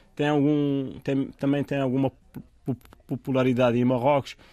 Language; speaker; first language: Portuguese; non-native, fluent; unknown